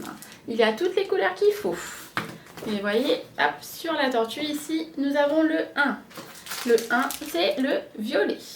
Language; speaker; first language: French; native; French